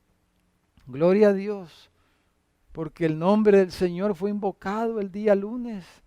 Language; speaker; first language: Spanish; native; Spanish